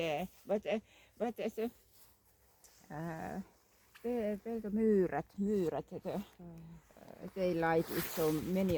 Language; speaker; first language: English; non-native, learner; Finnish